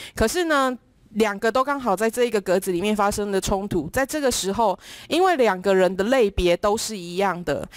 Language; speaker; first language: Chinese; native; Chinese